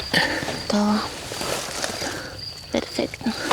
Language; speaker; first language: Bulgarian; non-native, learner; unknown